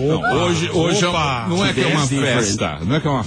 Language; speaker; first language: Portuguese; native; Portuguese